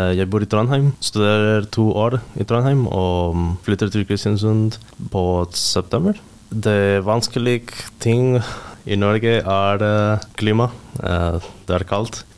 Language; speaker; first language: Norwegian; non-native, learner; Spanish